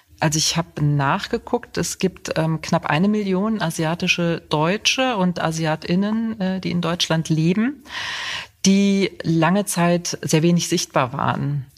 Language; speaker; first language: German; native; German